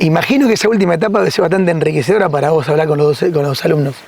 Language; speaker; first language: Spanish; native; Spanish